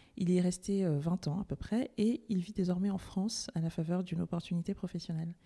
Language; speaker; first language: French; native; French